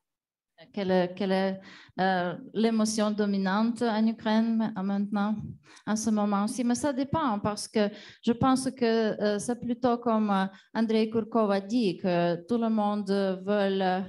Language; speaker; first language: French; non-native, fluent; Ukrainian